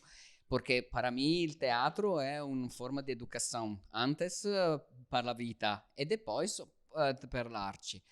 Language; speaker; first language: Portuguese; non-native, learner; Italian